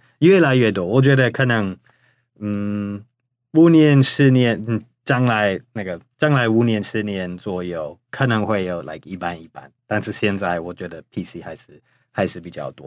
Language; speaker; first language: Chinese; non-native, fluent; English